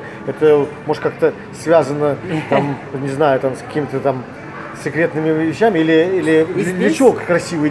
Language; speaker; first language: Russian; native; Russian